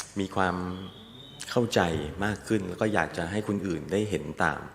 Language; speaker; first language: Thai; native; Thai